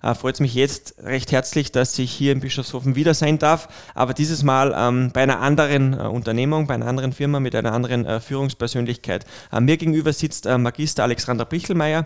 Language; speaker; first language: German; native; German